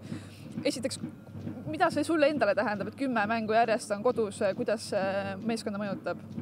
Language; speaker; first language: Estonian; native; Estonian